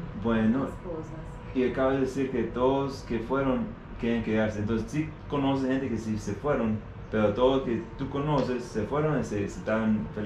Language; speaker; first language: Spanish; non-native, learner; English